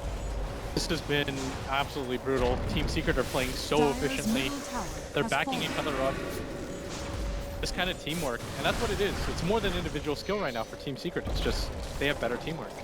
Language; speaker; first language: English; native; English